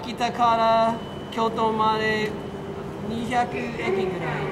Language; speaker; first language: Japanese; non-native, learner; English